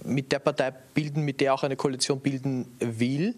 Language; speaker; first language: German; native; German